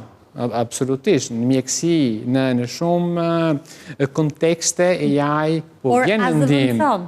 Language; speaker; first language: Albanian; native; Albanian